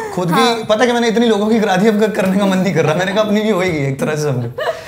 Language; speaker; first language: Hindi; native; Hindi